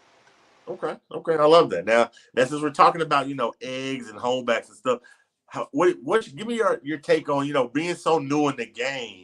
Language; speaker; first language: English; native; English